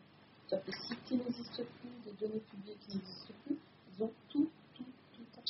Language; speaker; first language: French; native; French